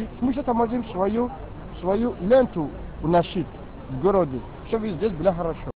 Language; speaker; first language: Russian; non-native, learner; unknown